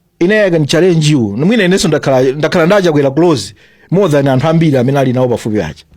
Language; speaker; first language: Nyanja; native; Nyanja